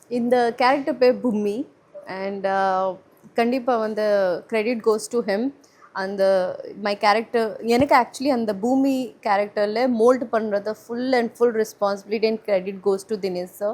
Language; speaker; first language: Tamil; non-native, learner; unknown